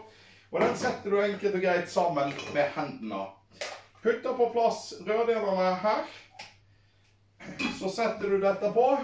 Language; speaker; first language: Norwegian; native; Norwegian